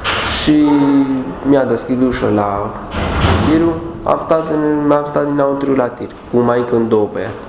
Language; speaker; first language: Romanian; non-native, learner; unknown